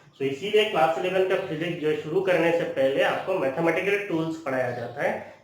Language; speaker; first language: Hindi; non-native, local second language; Bangla